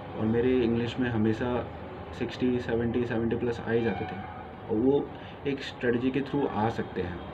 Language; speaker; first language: Hindi; native; Hindi